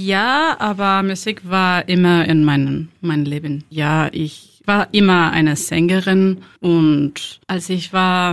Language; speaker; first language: German; non-native, learner; Spanish